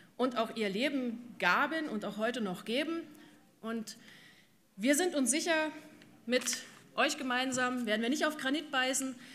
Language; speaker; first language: German; native; German